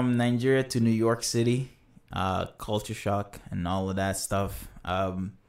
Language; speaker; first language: English; early bilingual, other home language; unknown